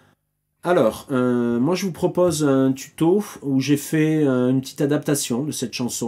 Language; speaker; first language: French; native; French